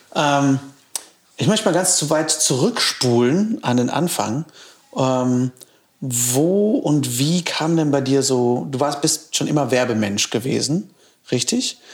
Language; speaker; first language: German; native; German